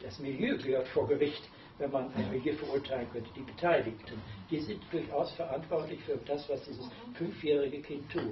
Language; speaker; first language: German; native; German